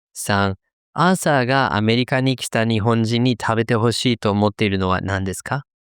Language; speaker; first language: Japanese; non-native, fluent; English